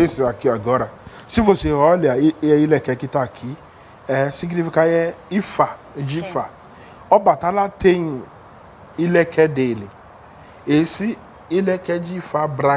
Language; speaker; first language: Portuguese; non-native, learner; Yoruba